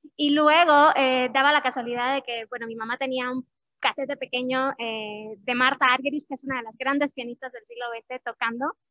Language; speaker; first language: Spanish; native; Spanish